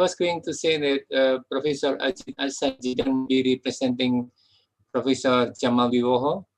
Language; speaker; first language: English; non-native, fluent; Indonesian